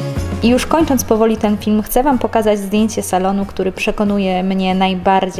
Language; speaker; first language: Polish; native; Polish